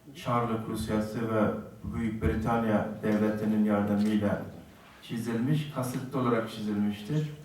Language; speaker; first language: Turkish; non-native, fluent; Uzbek